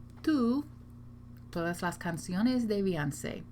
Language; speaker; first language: Spanish; non-native, fluent; English